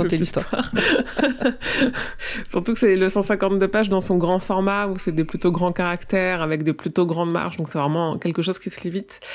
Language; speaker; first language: French; native; French